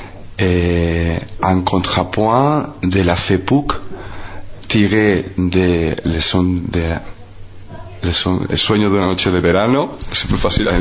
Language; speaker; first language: French; non-native, fluent; Spanish